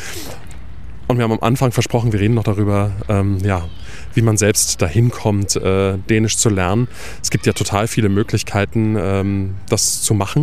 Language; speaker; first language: German; native; German